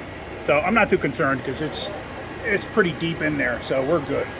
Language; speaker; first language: English; native; English